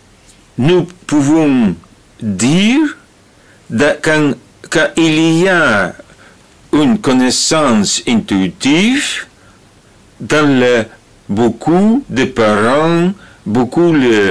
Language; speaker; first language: French; non-native, learner; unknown